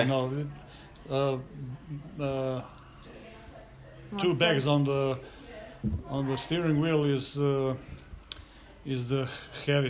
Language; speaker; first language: English; non-native, learner; Croatian